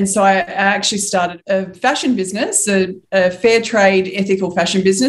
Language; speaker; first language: English; native; English